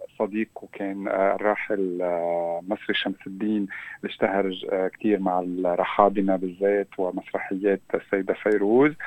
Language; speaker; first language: Arabic; native; Arabic